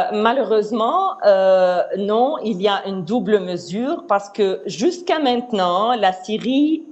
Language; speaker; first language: French; non-native, fluent; Arabic